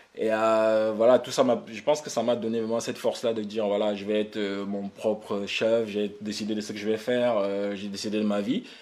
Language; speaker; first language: French; early bilingual, other home language; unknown